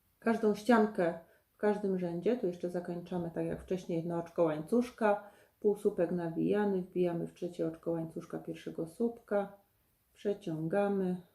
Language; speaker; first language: Polish; native; Polish